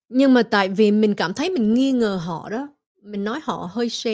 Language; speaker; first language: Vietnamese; early bilingual, heritage; Vietnamese